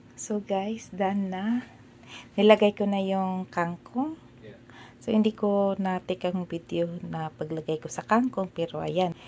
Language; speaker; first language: Filipino; non-native, local second language; Cebuano